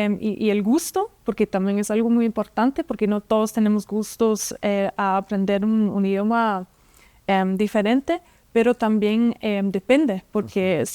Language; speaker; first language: Spanish; non-native, fluent; German